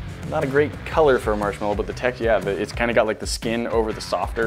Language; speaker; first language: English; native; English